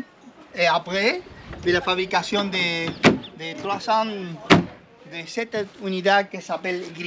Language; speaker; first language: French; non-native, learner; Spanish